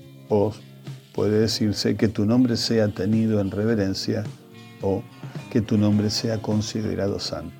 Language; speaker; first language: Spanish; native; Spanish